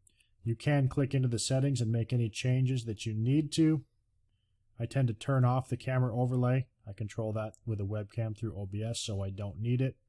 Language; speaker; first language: English; native; English